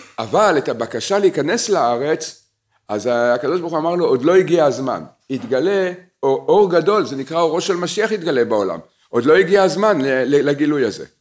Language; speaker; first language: Hebrew; native; Hebrew